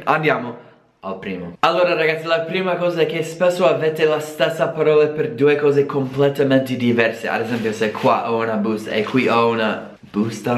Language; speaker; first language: Italian; non-native, fluent; English